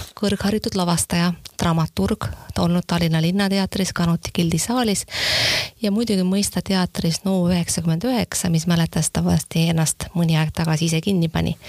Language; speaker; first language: Estonian; native; Estonian